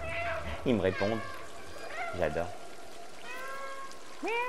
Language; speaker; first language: French; native; French